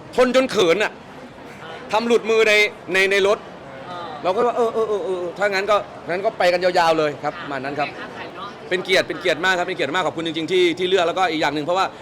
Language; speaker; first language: Thai; native; Thai